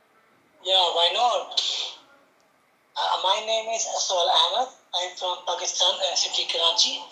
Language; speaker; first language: English; non-native, local second language; Urdu